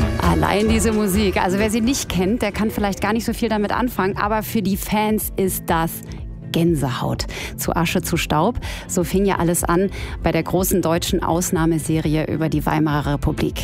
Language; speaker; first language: German; native; German